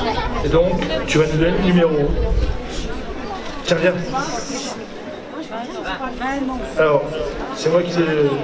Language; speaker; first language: French; native; French